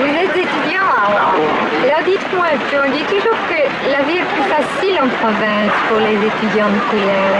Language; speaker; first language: French; native; French